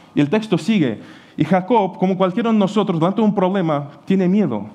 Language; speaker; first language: Spanish; non-native, fluent; Ukrainian